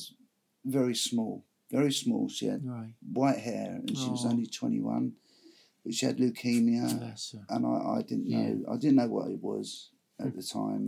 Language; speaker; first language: English; native; English